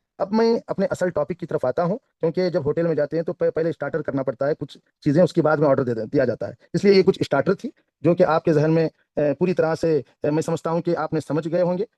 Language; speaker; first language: Hindi; non-native, local second language; Kannada